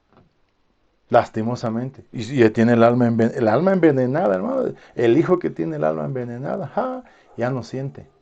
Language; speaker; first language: Spanish; native; Spanish